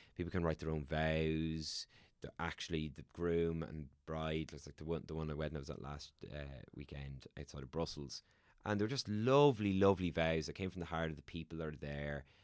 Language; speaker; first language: English; native; English